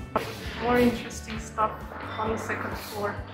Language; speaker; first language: English; non-native, learner; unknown